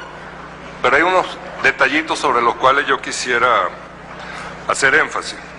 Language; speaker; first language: Spanish; native; Spanish